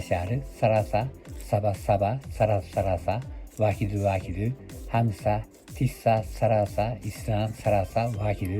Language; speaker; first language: Arabic; non-native, learner; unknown